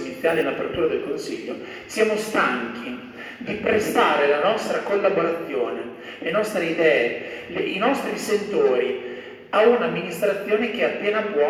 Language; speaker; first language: Italian; native; Italian